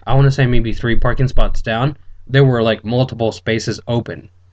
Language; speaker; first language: English; early bilingual, other home language; Spanish